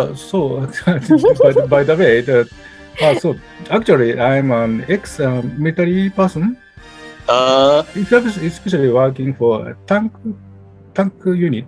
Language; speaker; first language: English; non-native, learner; Japanese